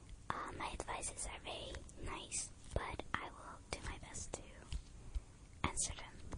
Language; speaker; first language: English; early bilingual, other home language; Japanese